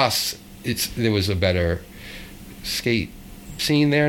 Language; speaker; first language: English; native; English